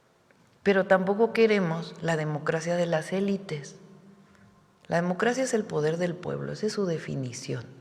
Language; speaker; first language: Spanish; native; Spanish